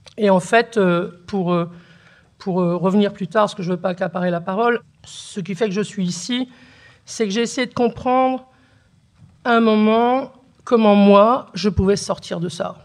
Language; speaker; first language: French; early bilingual, other home language; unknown